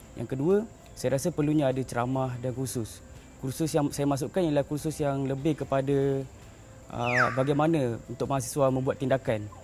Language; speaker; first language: Malay; native; Malay